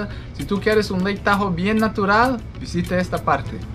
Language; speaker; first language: Spanish; non-native, fluent; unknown